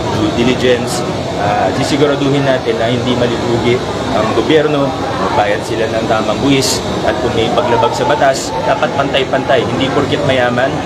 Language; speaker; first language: Filipino; native; Filipino